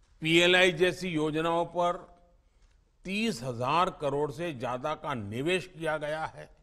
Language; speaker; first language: Hindi; non-native, local second language; Gujarati